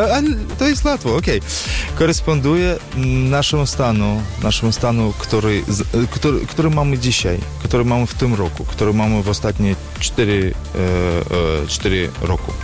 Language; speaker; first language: Polish; non-native, learner; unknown